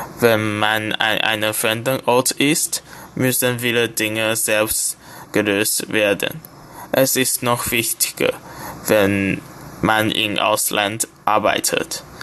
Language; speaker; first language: German; non-native, learner; Chinese